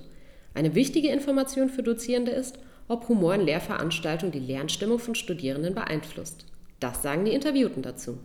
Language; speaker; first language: German; native; German